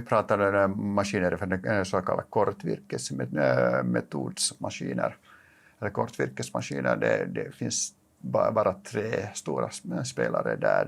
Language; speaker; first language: Swedish; non-native, local second language; Finnish